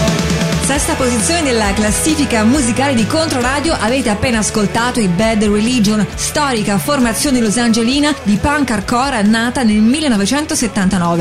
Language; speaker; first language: Italian; native; Italian